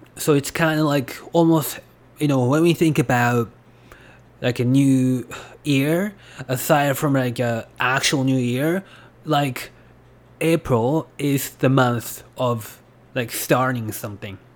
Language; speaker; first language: English; non-native, fluent; Japanese